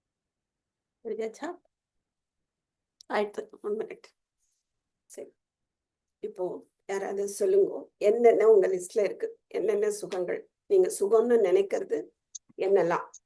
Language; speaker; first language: Tamil; native; Tamil